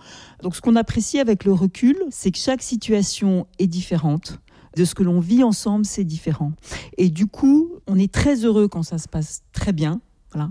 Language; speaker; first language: French; native; French